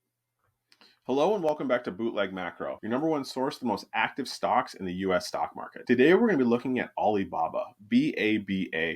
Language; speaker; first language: English; native; English